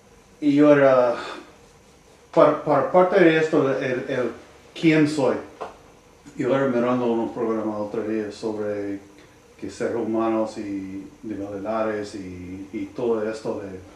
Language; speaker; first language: Spanish; non-native, learner; English